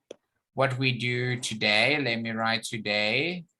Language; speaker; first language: English; non-native, fluent; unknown